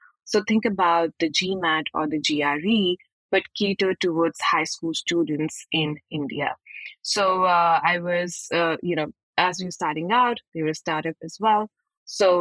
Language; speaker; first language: English; non-native, local second language; Hindi